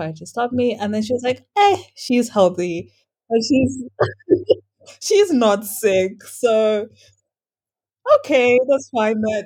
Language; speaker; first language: English; non-native, local second language; Shona